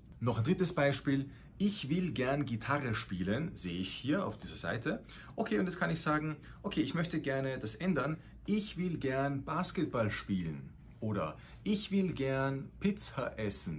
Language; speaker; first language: German; non-native, fluent; Spanish